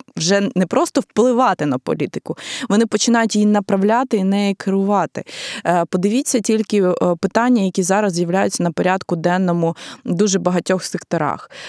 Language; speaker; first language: Ukrainian; native; Ukrainian